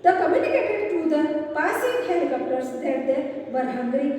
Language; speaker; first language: English; non-native, local second language; Hindi